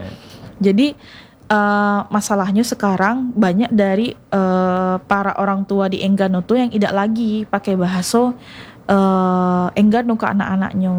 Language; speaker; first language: Indonesian; non-native, local second language; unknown